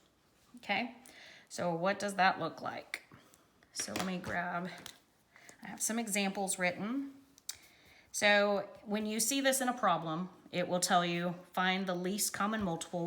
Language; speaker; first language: English; native; English